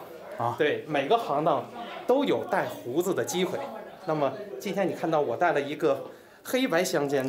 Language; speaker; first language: Chinese; native; Chinese